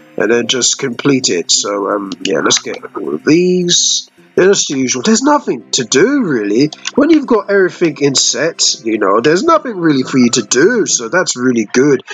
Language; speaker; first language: English; native; English